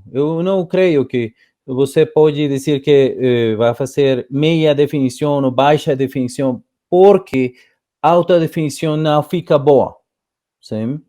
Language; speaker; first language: Portuguese; non-native, fluent; Spanish